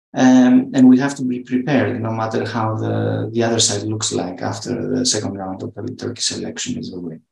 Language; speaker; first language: English; non-native, fluent; Greek